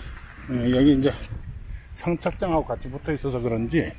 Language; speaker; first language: Korean; native; Korean